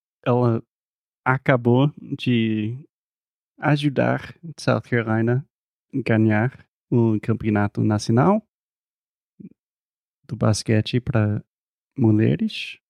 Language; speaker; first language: Portuguese; non-native, fluent; English